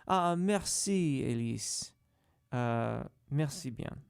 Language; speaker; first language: French; non-native, learner; English